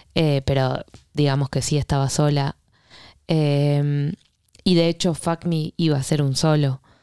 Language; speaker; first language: Spanish; native; Spanish